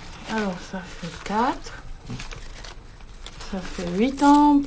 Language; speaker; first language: French; non-native, local second language; Lingala